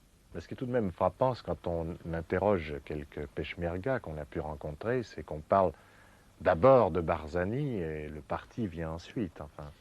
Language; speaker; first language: French; native; French